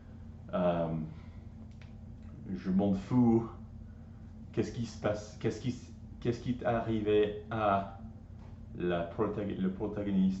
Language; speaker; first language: French; non-native, learner; English